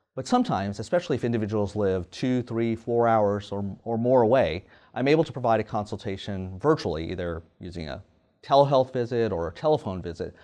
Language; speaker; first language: English; native; English